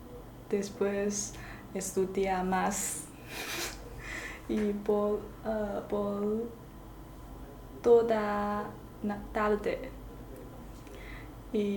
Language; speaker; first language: Spanish; non-native, learner; Chinese